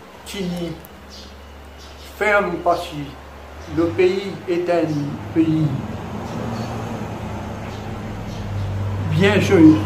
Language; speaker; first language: French; non-native, learner; Morisyen